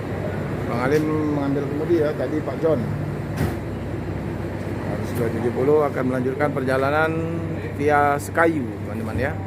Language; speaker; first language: Indonesian; native; Indonesian